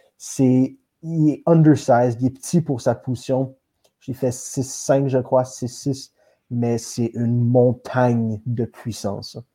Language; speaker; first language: French; native; French